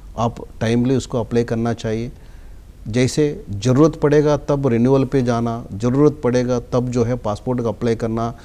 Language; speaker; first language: Hindi; non-native, local second language; Telugu